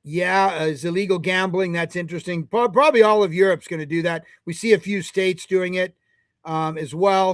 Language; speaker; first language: English; native; English